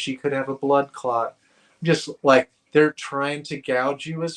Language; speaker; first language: English; native; English